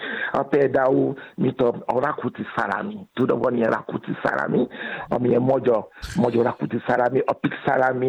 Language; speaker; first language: Hungarian; non-native, learner; Yoruba